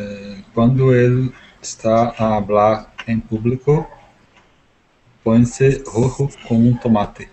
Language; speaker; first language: Spanish; non-native, learner; Portuguese